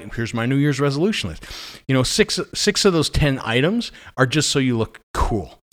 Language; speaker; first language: English; native; English